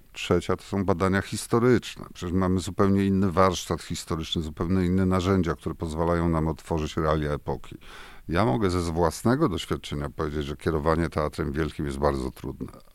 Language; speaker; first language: Polish; native; Polish